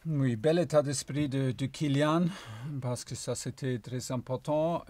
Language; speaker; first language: French; non-native, fluent; German